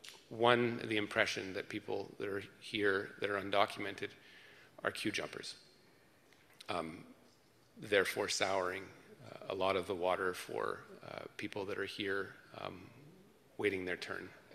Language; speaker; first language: English; early bilingual, other home language; French